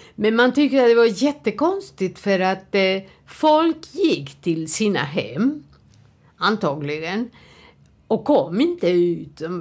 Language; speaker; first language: Swedish; non-native, fluent; Spanish